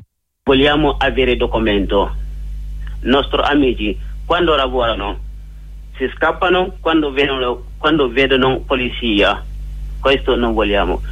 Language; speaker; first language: Italian; non-native, learner; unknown